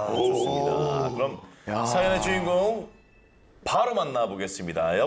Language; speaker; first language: Korean; native; Korean